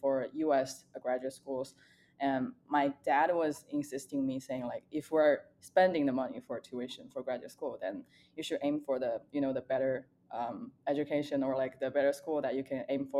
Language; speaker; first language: English; non-native, fluent; Chinese